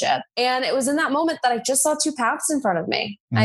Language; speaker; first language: English; native; English